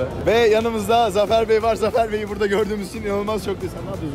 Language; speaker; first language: Turkish; native; Turkish